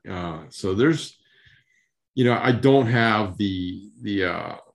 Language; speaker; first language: English; early bilingual, other home language; Spanish